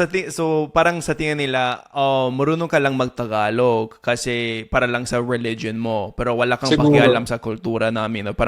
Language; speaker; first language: Filipino; non-native, fluent; English